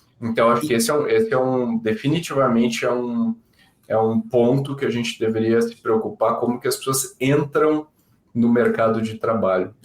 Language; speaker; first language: Portuguese; native; Portuguese